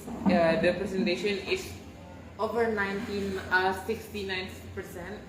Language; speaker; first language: English; non-native, learner; Indonesian